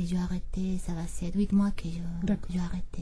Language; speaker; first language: French; non-native, learner; Spanish